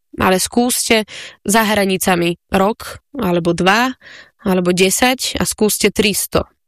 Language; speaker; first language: Slovak; early bilingual, heritage; Slovak